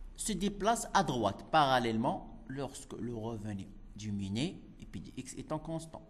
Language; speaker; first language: French; non-native, local second language; Arabic